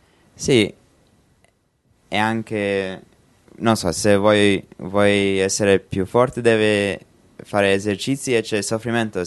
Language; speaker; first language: Italian; early bilingual, heritage; English